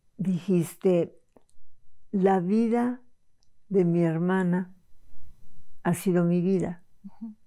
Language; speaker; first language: Spanish; native; Spanish